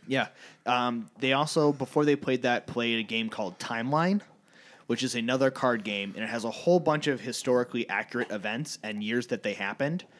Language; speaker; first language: English; native; English